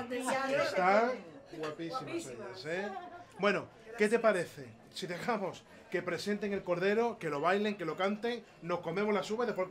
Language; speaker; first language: Spanish; native; Spanish